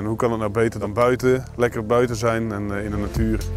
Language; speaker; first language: Dutch; native; Dutch